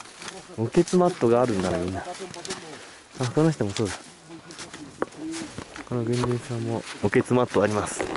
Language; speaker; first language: Japanese; native; Japanese